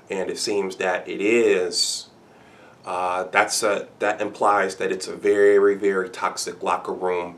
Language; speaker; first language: English; native; English